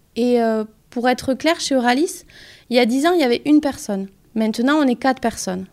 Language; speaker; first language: French; native; French